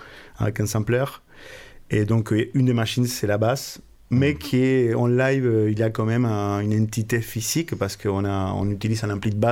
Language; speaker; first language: French; non-native, fluent; Spanish